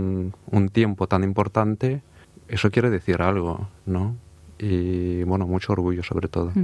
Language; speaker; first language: Spanish; non-native, fluent; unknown